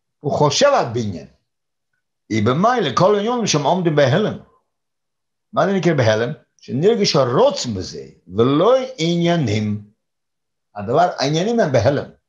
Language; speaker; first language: Hebrew; non-native, fluent; English